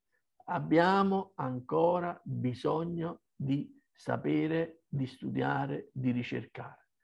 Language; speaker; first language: Italian; native; Italian